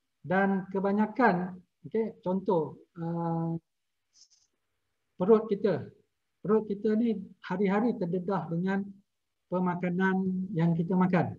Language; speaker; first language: Malay; native; Malay